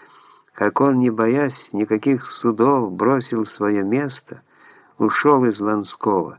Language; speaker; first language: Russian; native; Russian